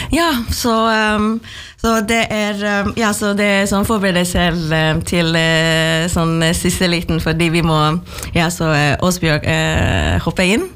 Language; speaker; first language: Norwegian; non-native, learner; Chinese